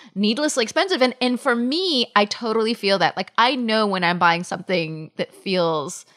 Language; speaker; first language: English; native; English